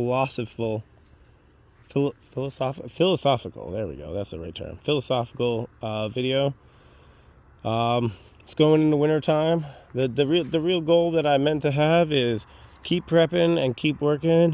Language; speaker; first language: English; native; English